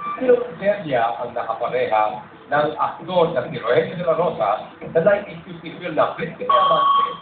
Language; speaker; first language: Filipino; native; Filipino